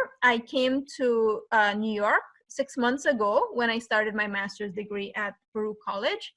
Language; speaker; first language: English; native; English